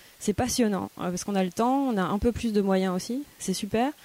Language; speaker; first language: French; native; French